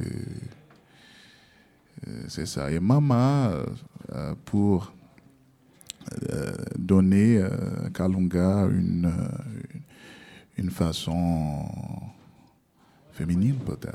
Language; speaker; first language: French; non-native, learner; Portuguese